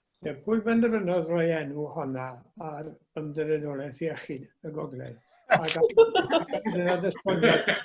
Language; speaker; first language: Welsh; native; Welsh